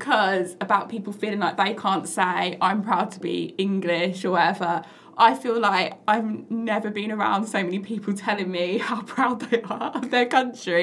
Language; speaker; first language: English; native; English